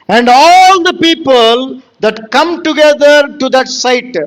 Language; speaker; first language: English; non-native, local second language; Telugu